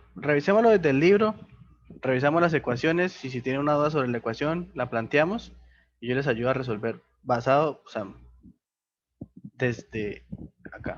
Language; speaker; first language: Spanish; native; Spanish